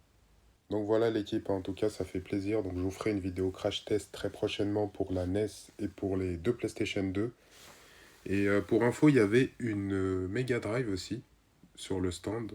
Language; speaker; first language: French; native; French